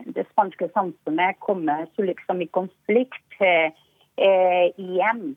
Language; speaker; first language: Norwegian; non-native, fluent; Spanish